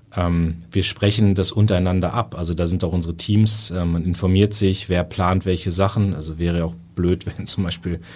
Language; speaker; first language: German; native; German